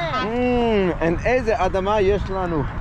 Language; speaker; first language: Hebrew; non-native, fluent; English